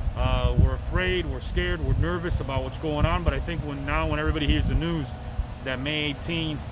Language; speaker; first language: English; early bilingual, other home language; Spanish